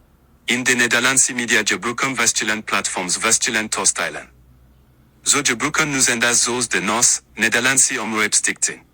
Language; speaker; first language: Dutch; non-native, learner; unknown